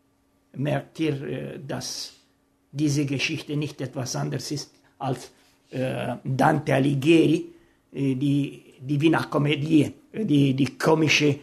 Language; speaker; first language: German; non-native, fluent; Romanian